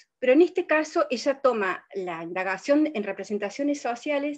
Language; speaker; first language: Spanish; native; Spanish